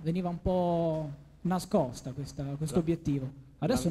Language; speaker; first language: Italian; native; Italian